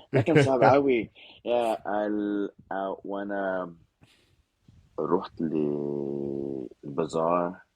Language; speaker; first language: Arabic; non-native, learner; Spanish